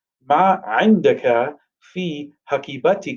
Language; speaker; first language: Arabic; non-native, fluent; English